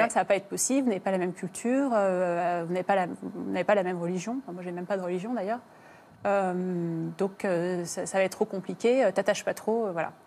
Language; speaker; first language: French; native; French